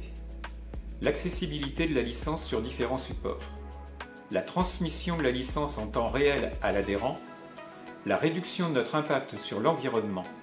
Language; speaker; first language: French; native; French